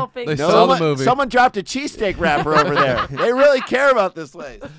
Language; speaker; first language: English; native; English